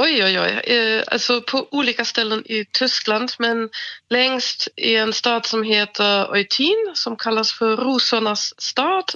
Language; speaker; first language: Swedish; non-native, fluent; German